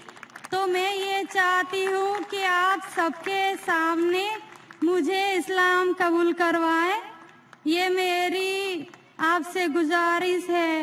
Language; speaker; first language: Hindi; non-native, local second language; Marathi